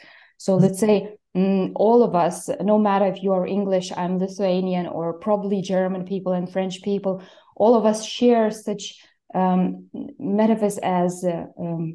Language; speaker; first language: English; non-native, fluent; Lithuanian